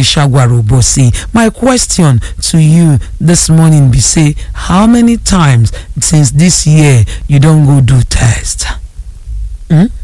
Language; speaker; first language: Nigerian Pidgin; non-native, local second language; Igbo